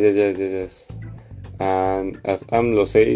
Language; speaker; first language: English; non-native, learner; Spanish